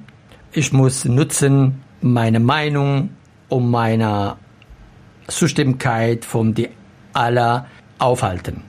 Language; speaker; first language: German; non-native, learner; Arabic